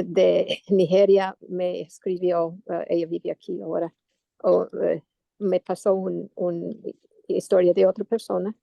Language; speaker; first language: Spanish; non-native, learner; English